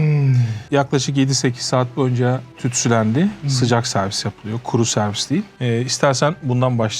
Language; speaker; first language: Turkish; native; Turkish